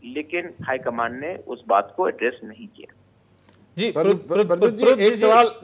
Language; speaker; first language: Hindi; non-native, local second language; Bangla